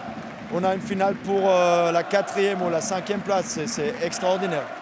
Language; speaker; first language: French; non-native, fluent; German